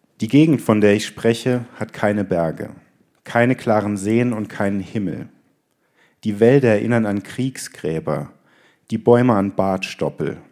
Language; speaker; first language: German; native; German